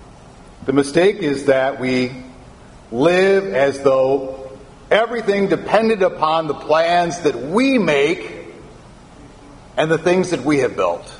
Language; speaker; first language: English; native; English